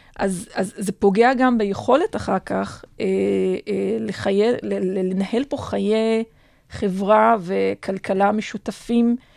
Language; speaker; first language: Hebrew; non-native, local second language; Adyghe